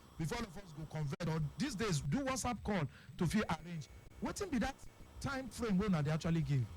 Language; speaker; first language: Nigerian Pidgin; non-native, local second language; Yoruba